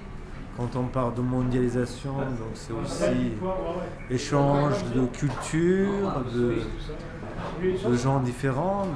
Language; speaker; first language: French; early bilingual, other home language; Persian